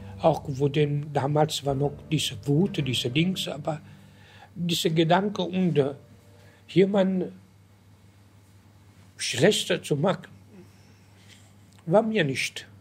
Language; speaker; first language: German; non-native, learner; Italian